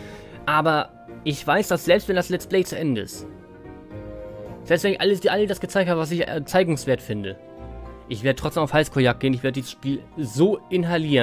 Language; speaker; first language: German; native; German